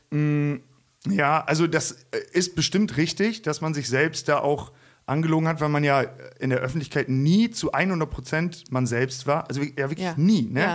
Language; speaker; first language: German; native; German